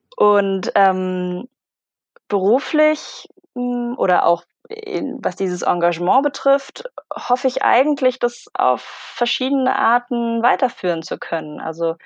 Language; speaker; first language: German; native; German